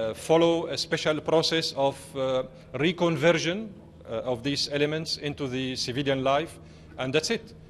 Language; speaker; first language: English; non-native, fluent; Arabic